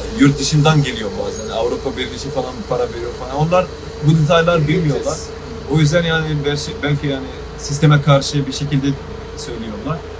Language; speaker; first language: Turkish; non-native, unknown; Arabic